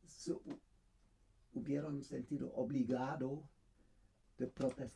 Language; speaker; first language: Spanish; non-native, fluent; German